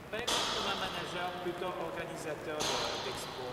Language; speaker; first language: French; non-native, fluent; Spanish